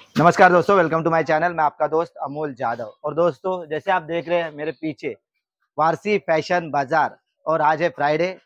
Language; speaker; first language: Hindi; non-native, local second language; Marathi